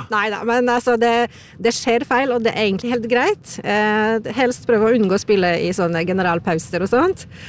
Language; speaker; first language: Norwegian; non-native, fluent; Polish